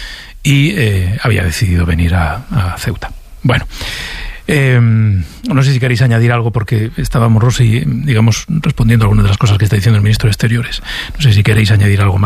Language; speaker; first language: Spanish; native; Spanish